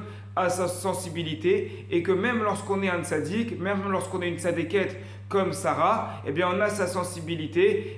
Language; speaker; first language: French; native; French